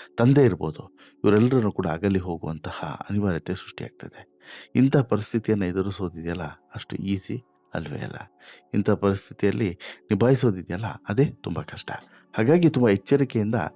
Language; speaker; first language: Kannada; native; Kannada